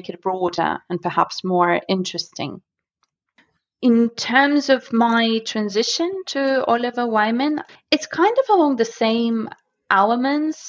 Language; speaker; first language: English; non-native, fluent; Russian